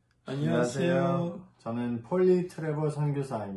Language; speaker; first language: Korean; non-native, fluent; English